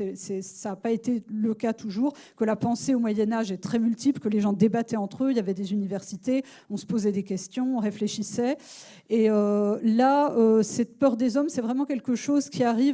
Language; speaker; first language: French; native; French